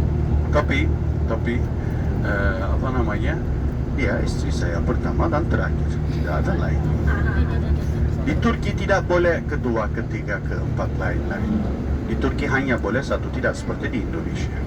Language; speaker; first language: Indonesian; non-native, fluent; Turkish